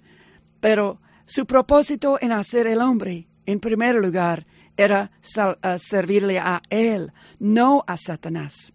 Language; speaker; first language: Spanish; early bilingual, heritage; Spanish